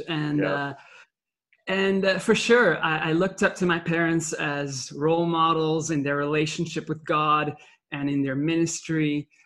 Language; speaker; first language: English; non-native, fluent; French